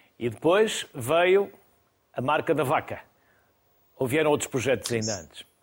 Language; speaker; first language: Portuguese; native; Portuguese